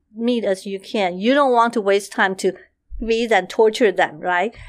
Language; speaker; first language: English; non-native, fluent; Chinese